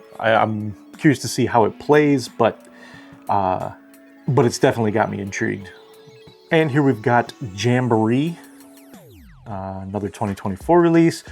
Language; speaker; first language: English; native; English